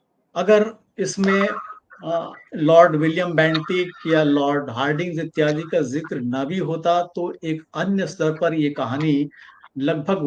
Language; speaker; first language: Hindi; native; Hindi